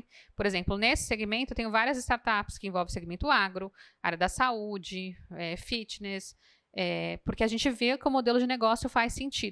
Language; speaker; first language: Portuguese; native; Portuguese